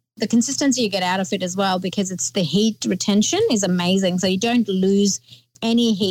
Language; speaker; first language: English; non-native, local second language; Nepali